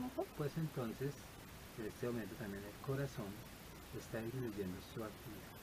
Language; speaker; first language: Spanish; native; Spanish